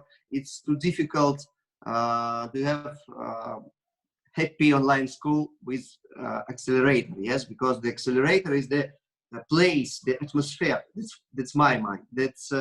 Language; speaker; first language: English; non-native, learner; Russian